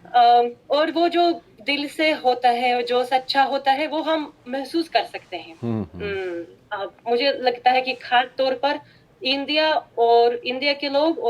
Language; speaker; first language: Hindi; non-native, fluent; Russian